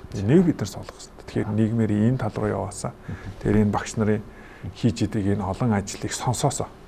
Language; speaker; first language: Mongolian; native; Mongolian